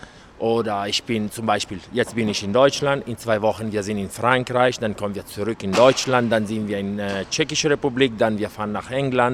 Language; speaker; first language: German; non-native, learner; Italian